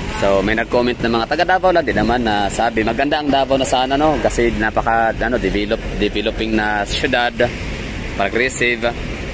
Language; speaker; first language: Filipino; non-native, local second language; Cebuano